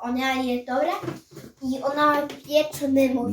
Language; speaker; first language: Polish; early bilingual, heritage; Samoan